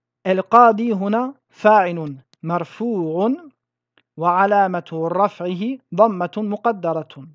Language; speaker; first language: Arabic; non-native, fluent; French